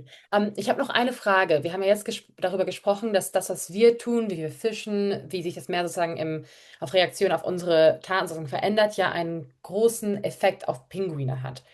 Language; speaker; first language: German; native; German